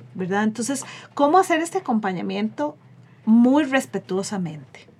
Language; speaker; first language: Spanish; native; Spanish